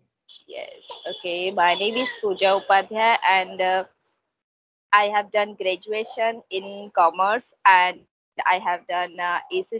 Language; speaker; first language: English; non-native, local second language; Hindi